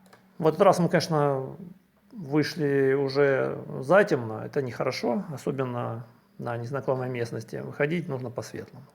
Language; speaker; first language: Russian; native; Russian